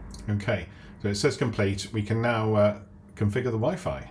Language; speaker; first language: English; native; English